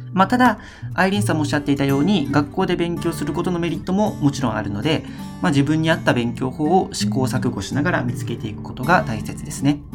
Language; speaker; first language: Japanese; non-native, fluent; Chinese